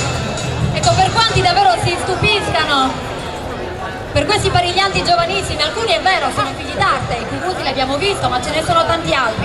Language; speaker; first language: Italian; native; Italian